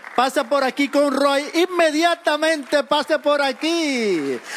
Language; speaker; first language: Spanish; early bilingual, other home language; Haitian Creole